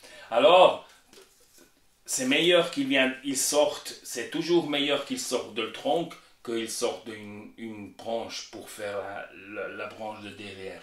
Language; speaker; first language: French; non-native, learner; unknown